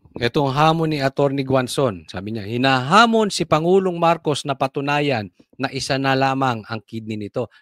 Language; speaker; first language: Filipino; native; Filipino